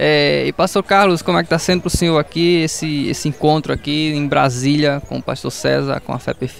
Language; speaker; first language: Portuguese; native; Portuguese